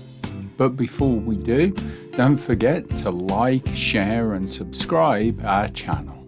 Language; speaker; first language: English; native; English